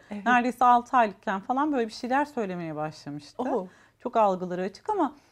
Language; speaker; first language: Turkish; native; Turkish